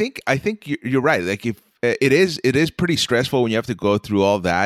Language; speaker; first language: English; early bilingual, other home language; Spanish